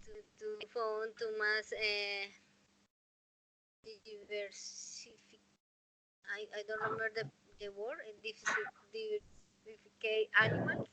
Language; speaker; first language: English; non-native, learner; Spanish